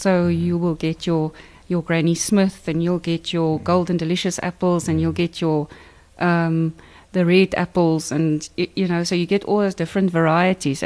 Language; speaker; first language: English; non-native, local second language; Afrikaans